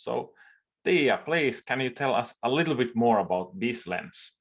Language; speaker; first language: English; non-native, fluent; Finnish